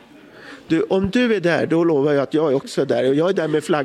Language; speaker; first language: Swedish; native; Swedish